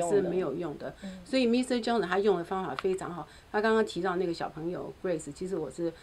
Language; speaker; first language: Chinese; native; Chinese